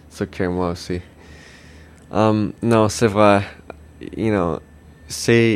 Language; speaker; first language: French; non-native, local second language; English